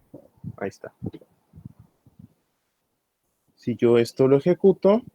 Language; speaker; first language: Spanish; native; Spanish